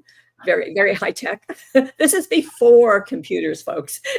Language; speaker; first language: English; native; English